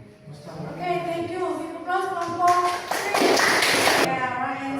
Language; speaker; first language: English; non-native, learner; Indonesian